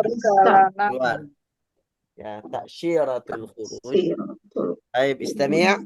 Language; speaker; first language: Arabic; non-native, fluent; Indonesian